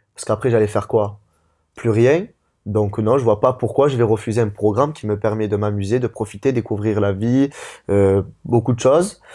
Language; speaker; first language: French; native; French